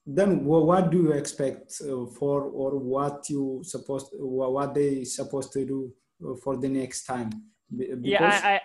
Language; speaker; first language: English; non-native, fluent; Amharic